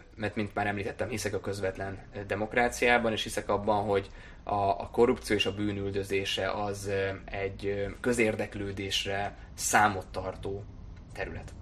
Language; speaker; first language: Hungarian; non-native, local second language; German